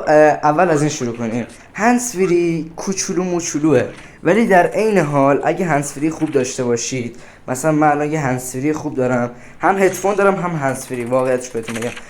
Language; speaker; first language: Persian; native; Persian